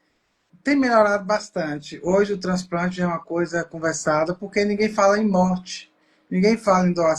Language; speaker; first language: Portuguese; native; Portuguese